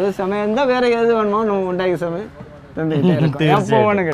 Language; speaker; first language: Malayalam; non-native, learner; Tamil